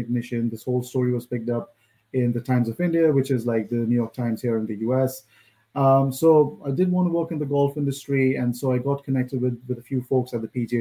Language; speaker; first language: English; non-native, local second language; Hindi